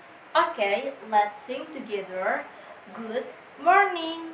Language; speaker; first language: English; non-native, learner; Indonesian